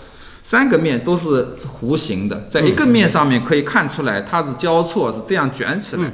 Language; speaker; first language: Chinese; native; Chinese